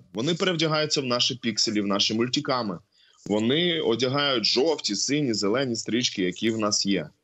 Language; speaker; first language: Ukrainian; non-native, local second language; Russian